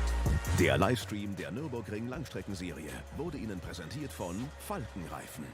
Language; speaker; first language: German; native; German